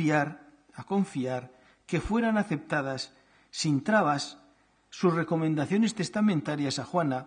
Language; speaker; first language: Spanish; native; Spanish